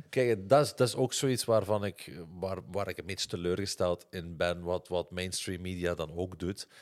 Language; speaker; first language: Dutch; native; Dutch